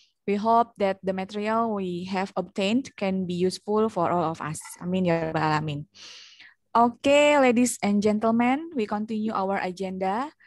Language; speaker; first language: English; non-native, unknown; Indonesian